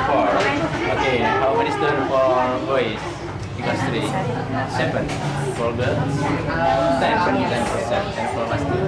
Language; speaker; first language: English; non-native, learner; Indonesian